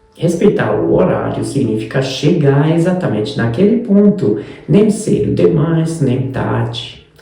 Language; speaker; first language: Portuguese; non-native, fluent; Hungarian